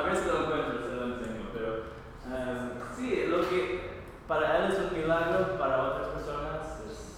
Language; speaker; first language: Spanish; non-native, fluent; English